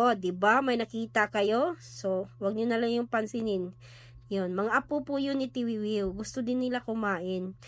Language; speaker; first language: Filipino; non-native, local second language; Cebuano